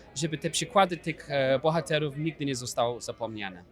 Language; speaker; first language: Polish; non-native, fluent; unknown